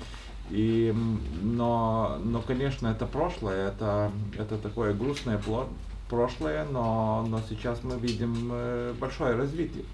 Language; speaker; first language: Russian; non-native, fluent; Lithuanian